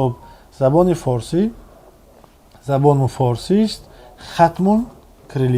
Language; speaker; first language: Persian; native; Persian